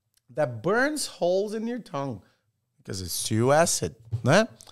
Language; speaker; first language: English; non-native, fluent; Portuguese